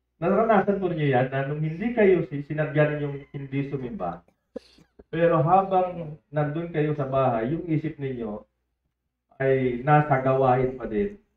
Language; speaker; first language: Filipino; native; Filipino